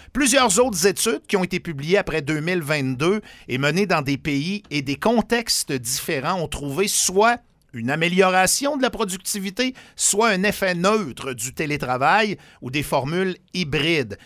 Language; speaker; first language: French; native; French